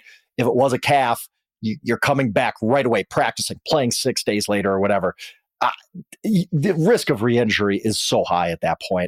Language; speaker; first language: English; native; English